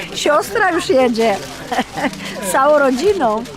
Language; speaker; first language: Polish; native; Polish